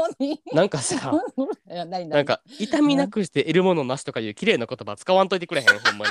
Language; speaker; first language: Japanese; native; Japanese